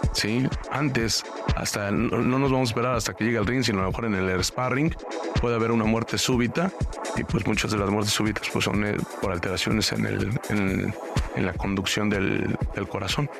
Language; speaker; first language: Spanish; native; Spanish